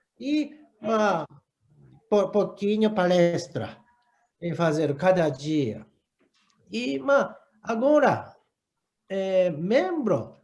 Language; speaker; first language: Portuguese; non-native, learner; Japanese